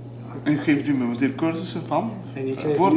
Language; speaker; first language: Dutch; non-native, local second language; Papiamento